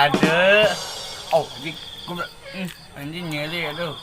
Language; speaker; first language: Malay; non-native, local second language; Sundanese